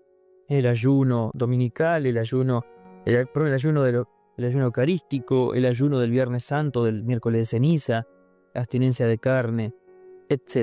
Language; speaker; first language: Spanish; native; Spanish